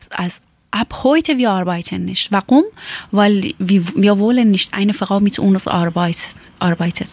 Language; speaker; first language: German; non-native, learner; Persian